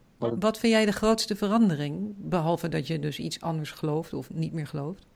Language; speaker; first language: Dutch; native; Dutch